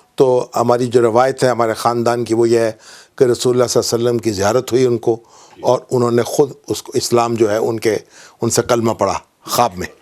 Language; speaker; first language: Urdu; non-native, local second language; Punjabi